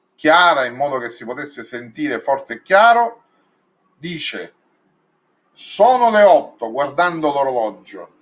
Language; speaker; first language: Italian; native; Italian